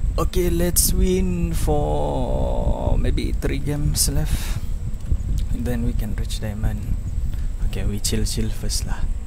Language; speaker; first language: English; non-native, local second language; Malay